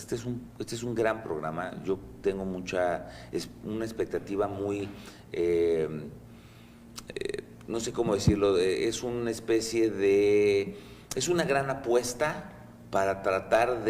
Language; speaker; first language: Spanish; native; Spanish